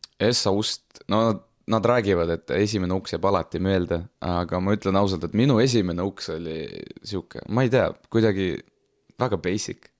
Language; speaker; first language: Estonian; non-native, local second language; Russian